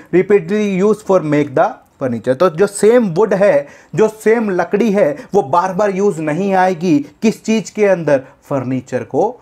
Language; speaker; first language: Hindi; native; Hindi